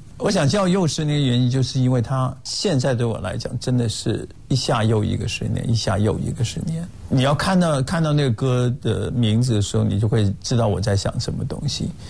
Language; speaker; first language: Chinese; non-native, local second language; Cantonese